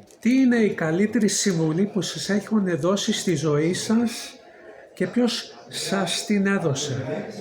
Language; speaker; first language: Greek; early bilingual, heritage; Greek